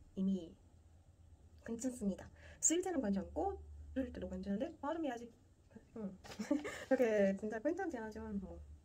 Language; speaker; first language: Korean; non-native, fluent; Portuguese